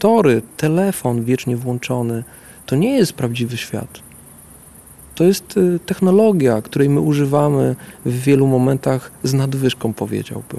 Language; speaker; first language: Polish; native; Polish